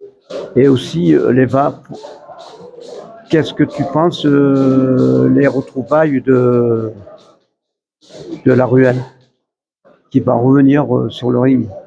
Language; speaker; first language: French; native; French